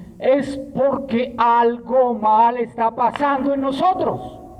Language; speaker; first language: Spanish; native; Spanish